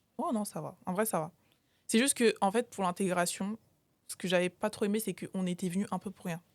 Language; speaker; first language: French; native; French